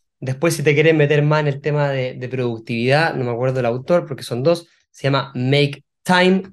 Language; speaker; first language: Spanish; native; Spanish